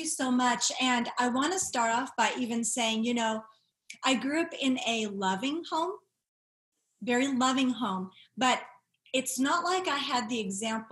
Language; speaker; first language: English; native; English